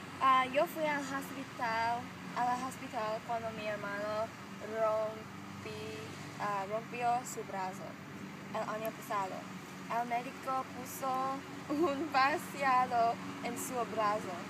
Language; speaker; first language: Spanish; non-native, learner; English